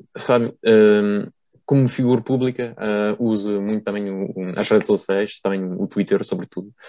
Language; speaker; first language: Portuguese; early bilingual, heritage; Portuguese